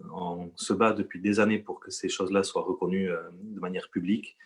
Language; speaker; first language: French; native; French